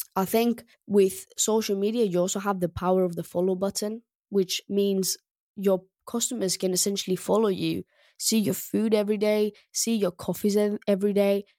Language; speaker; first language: English; non-native, fluent; Greek